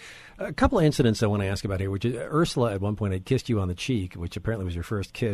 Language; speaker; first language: English; native; English